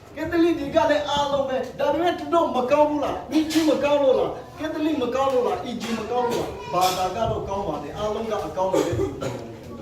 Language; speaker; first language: Burmese; non-native, local second language; Lahu